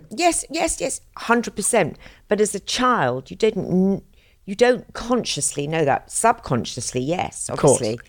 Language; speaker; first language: English; native; English